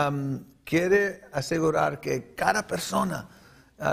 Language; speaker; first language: Spanish; early bilingual, heritage; Spanish